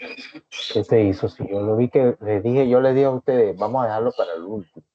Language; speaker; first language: Spanish; native; Spanish